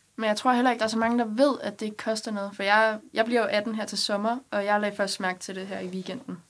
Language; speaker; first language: Danish; native; Danish